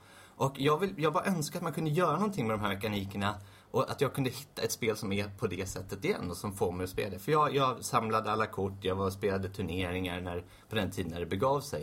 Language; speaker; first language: Swedish; native; Swedish